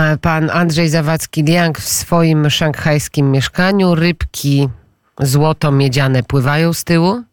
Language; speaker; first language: Polish; native; Polish